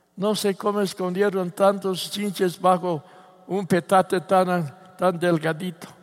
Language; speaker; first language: Spanish; non-native, fluent; English